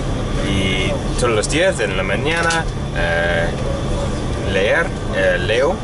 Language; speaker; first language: Spanish; non-native, learner; English